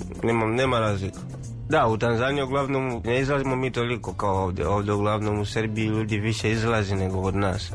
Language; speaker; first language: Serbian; non-native, fluent; Swahili